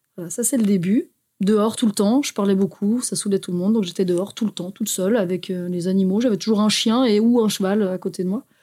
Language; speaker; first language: French; native; French